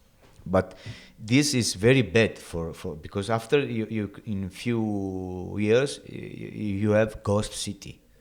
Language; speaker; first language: English; non-native, learner; Italian